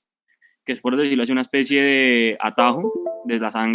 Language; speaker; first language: Spanish; native; Spanish